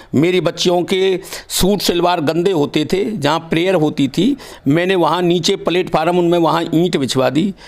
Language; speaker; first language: Hindi; native; Hindi